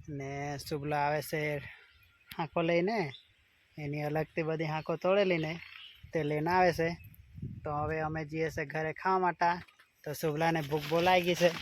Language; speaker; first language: Gujarati; non-native, local second language; Vasavi